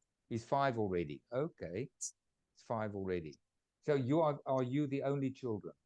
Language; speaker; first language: English; non-native, fluent; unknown